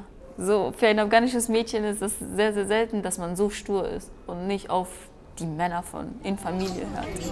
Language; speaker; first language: German; early bilingual, other home language; Persian